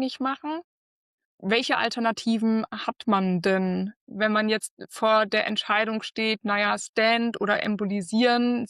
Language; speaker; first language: German; native; German